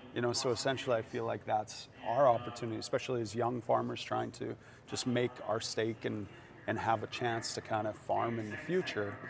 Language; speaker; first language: English; native; English